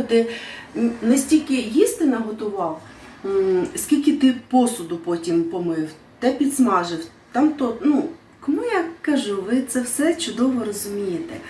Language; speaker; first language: Ukrainian; non-native, local second language; Russian